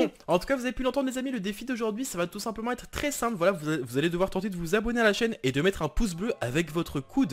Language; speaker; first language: French; native; French